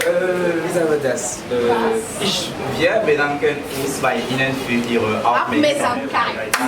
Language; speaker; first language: German; non-native, learner; French